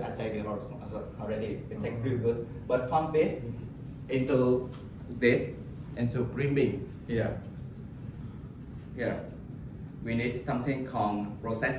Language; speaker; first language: English; non-native, learner; Vietnamese